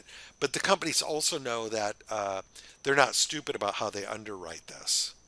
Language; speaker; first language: English; native; English